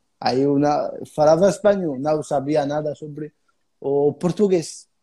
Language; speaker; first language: Portuguese; non-native, fluent; Arabic